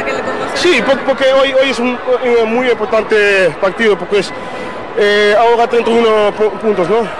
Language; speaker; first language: Spanish; non-native, learner; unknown